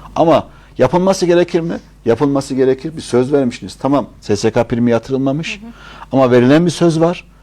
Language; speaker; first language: Turkish; native; Turkish